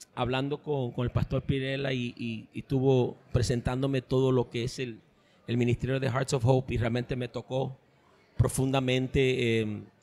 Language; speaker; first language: Spanish; early bilingual, heritage; Spanish